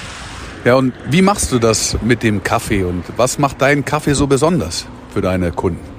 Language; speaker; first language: German; native; German